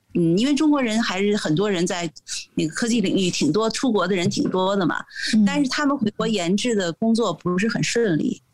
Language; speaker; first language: Chinese; native; Chinese